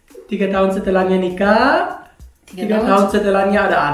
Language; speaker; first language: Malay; non-native, fluent; German